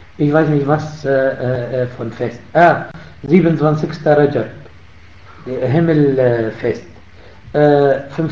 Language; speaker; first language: German; non-native, fluent; Arabic